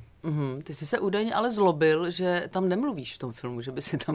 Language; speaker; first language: Czech; native; Czech